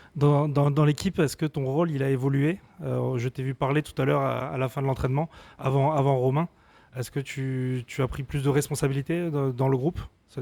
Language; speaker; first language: French; native; French